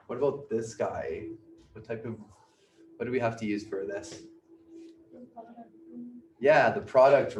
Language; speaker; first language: English; native; English